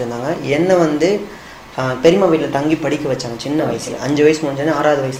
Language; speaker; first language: Tamil; native; Tamil